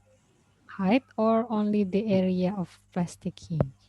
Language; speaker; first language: English; non-native, fluent; Indonesian